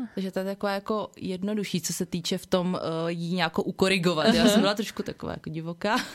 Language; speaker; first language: Czech; early bilingual, other home language; Vietnamese